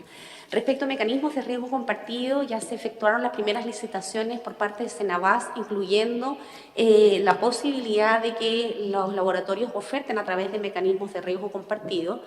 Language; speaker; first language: Spanish; native; Spanish